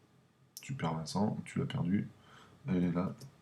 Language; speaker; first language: French; native; French